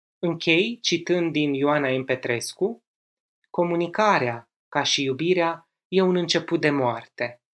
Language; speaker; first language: Romanian; native; Romanian